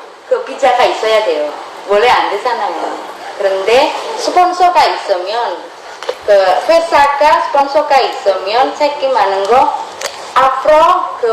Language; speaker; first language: Korean; non-native, fluent; Indonesian